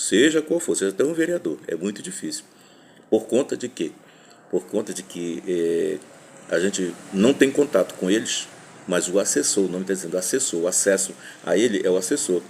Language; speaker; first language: Portuguese; native; Portuguese